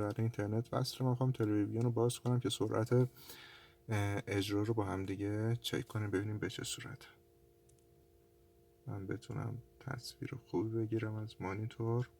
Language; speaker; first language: Persian; native; Persian